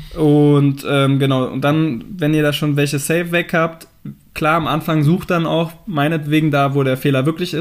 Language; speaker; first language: German; native; German